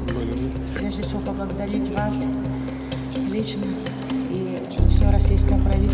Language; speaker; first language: Russian; native; Russian